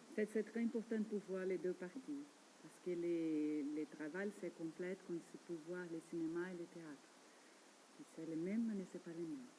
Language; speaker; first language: French; non-native, learner; Portuguese